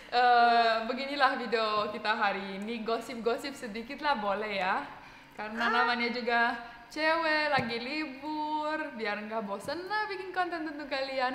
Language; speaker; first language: Indonesian; non-native, fluent; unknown